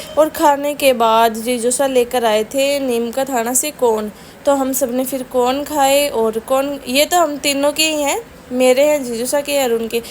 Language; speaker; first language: Hindi; native; Hindi